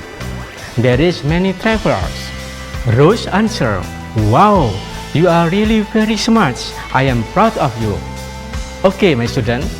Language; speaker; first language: English; non-native, fluent; Indonesian